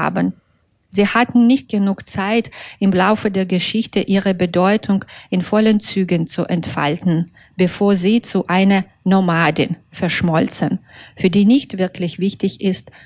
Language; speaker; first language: German; non-native, fluent; Russian